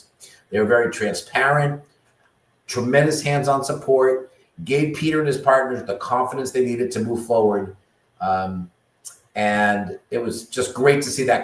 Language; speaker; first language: English; native; English